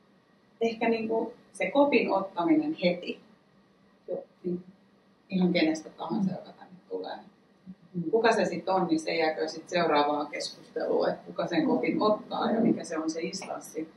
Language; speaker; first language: Finnish; native; Finnish